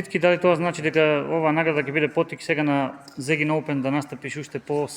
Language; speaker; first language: Macedonian; native; Macedonian